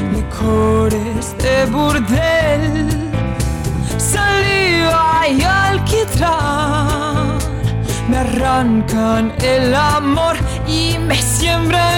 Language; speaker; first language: Spanish; native; Spanish